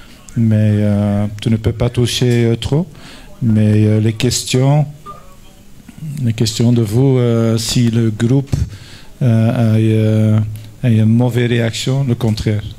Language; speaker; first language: French; non-native, learner; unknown